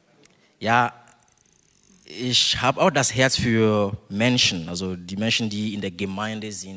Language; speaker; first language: German; non-native, fluent; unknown